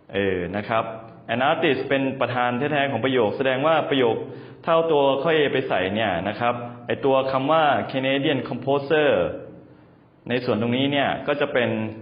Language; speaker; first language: Thai; native; Thai